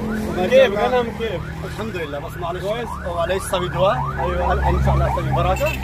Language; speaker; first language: Arabic; non-native, learner; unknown